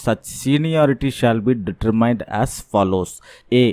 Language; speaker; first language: English; non-native, local second language; Tamil